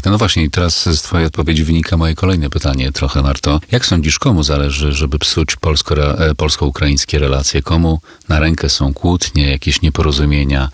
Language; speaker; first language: Polish; native; Polish